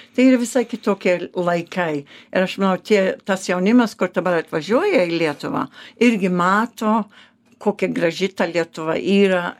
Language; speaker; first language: Lithuanian; early bilingual, heritage; Lithuanian